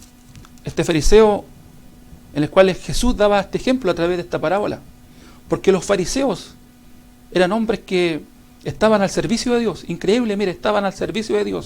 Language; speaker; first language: Spanish; native; Spanish